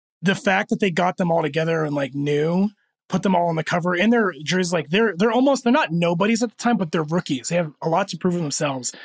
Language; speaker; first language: English; early bilingual, other home language; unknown